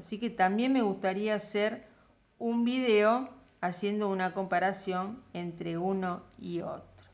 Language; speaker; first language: Spanish; native; Spanish